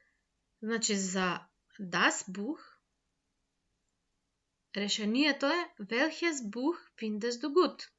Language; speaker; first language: German; non-native, fluent; Macedonian